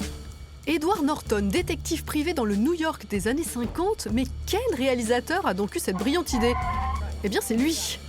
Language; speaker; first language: French; native; French